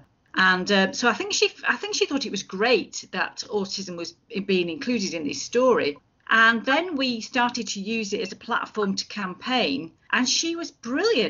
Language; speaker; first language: English; native; English